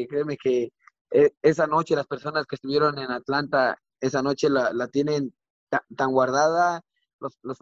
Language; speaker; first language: English; non-native, learner; Spanish